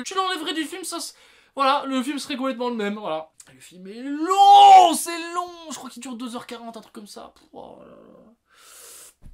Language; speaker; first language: French; native; French